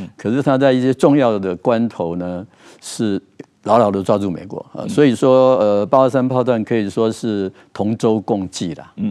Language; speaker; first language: Chinese; native; Chinese